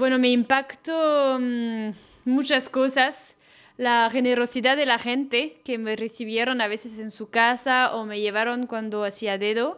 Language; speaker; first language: Spanish; non-native, fluent; French